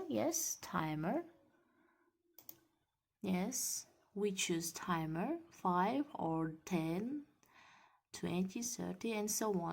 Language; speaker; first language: English; non-native, learner; Kazakh